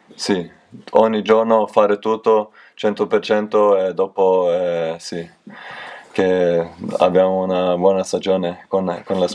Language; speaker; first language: Italian; non-native, learner; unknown